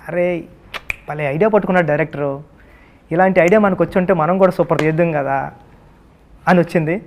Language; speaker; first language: Telugu; native; Telugu